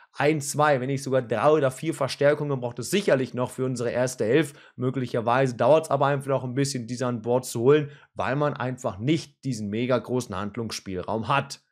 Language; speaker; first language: German; native; German